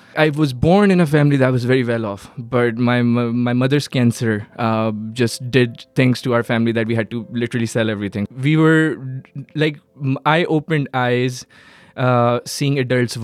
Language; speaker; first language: English; non-native, local second language; Urdu